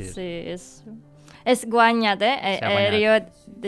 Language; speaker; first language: Catalan; non-native, learner; Indonesian